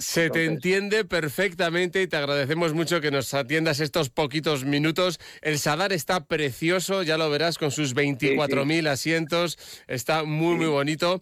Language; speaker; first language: Spanish; native; Spanish